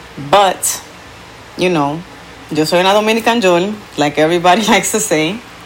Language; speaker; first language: English; early bilingual, other home language; Spanish